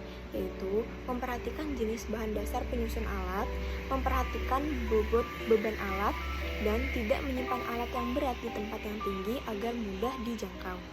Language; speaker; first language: Malay; native; Malay